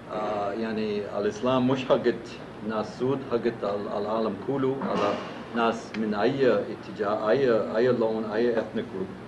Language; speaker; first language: Arabic; non-native, fluent; English